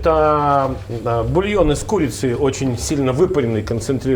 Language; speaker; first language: Russian; native; Russian